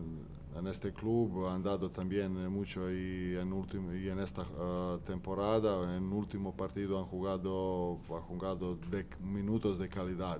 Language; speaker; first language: Spanish; non-native, fluent; Croatian